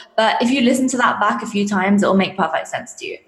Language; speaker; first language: English; native; English